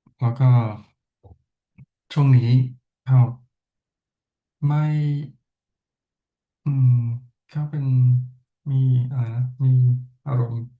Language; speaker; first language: Thai; non-native, fluent; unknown